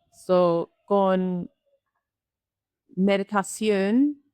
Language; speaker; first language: Spanish; non-native, learner; English